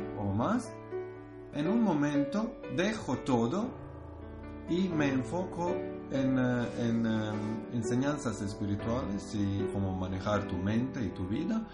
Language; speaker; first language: Spanish; non-native, learner; Croatian